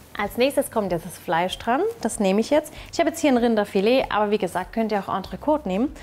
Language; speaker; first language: German; early bilingual, other home language; Turkish